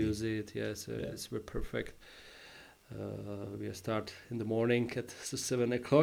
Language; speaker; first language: English; non-native, learner; Czech